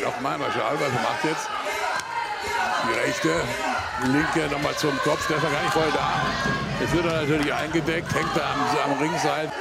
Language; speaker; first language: German; native; German